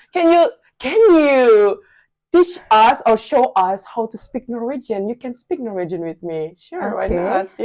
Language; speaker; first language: English; non-native, learner; Indonesian